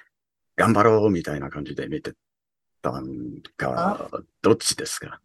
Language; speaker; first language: Japanese; early bilingual, heritage; English